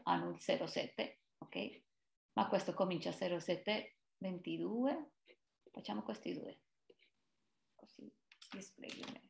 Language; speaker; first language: Italian; non-native, fluent; Spanish